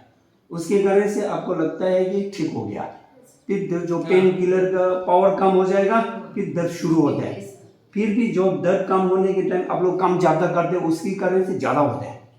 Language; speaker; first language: Hindi; non-native, fluent; Tibetan